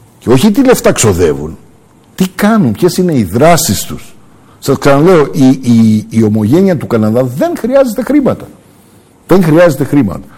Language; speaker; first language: Greek; early bilingual, heritage; Greek